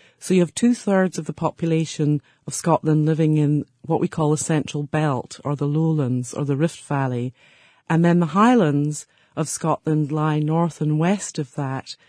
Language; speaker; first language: English; native; English